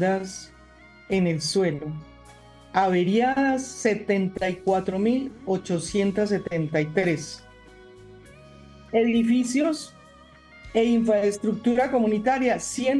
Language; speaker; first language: Spanish; native; Spanish